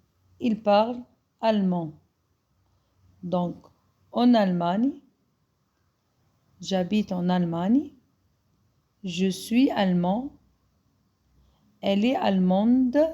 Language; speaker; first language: French; non-native, fluent; Arabic